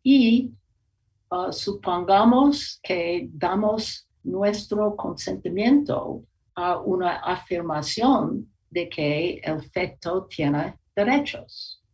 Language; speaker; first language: Spanish; non-native, learner; English